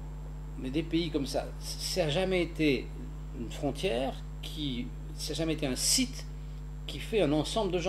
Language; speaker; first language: French; native; French